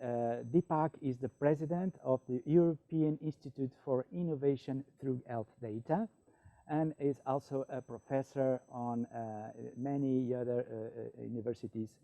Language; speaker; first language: English; non-native, fluent; Portuguese